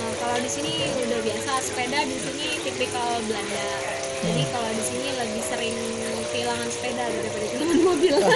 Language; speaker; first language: Indonesian; native; Indonesian